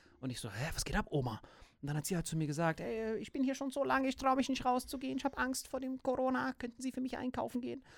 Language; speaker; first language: German; native; German